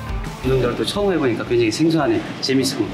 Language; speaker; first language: Korean; native; Korean